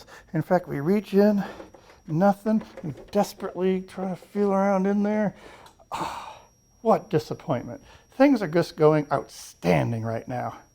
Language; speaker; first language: English; native; English